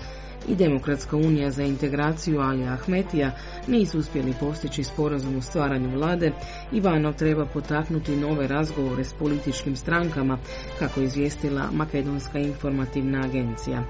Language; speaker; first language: Croatian; native; Croatian